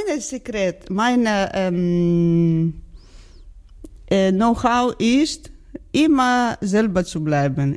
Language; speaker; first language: German; non-native, learner; Georgian